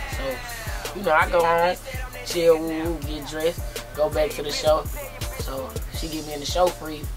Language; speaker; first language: English; native; English